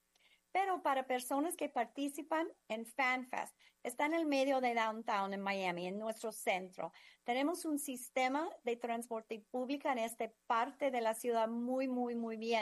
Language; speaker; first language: Spanish; non-native, fluent; English